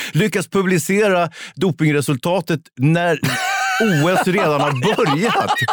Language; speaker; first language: Swedish; native; Swedish